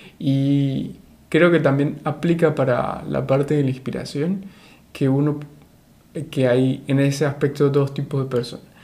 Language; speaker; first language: Spanish; native; Spanish